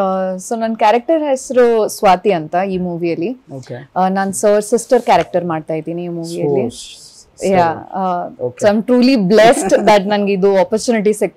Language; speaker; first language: Kannada; early bilingual, other home language; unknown